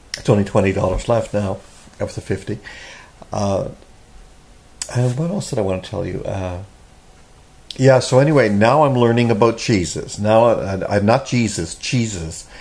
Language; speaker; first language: English; native; English